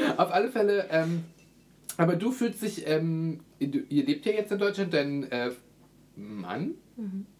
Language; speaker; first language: German; native; German